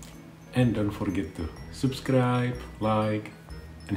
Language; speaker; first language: English; non-native, fluent; Czech